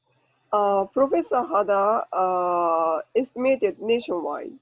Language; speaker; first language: English; non-native, learner; Japanese